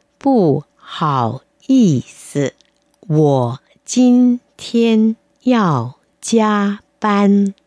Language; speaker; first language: Chinese; non-native, fluent; Vietnamese